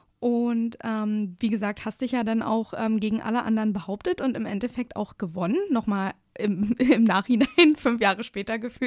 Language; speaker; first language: German; native; German